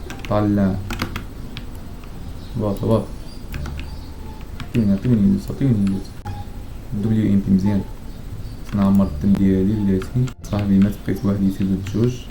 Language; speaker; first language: Arabic; native; Arabic